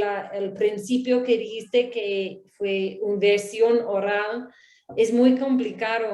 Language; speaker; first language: Spanish; non-native, learner; English